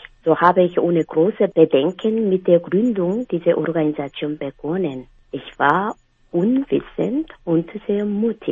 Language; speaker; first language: German; non-native, fluent; Korean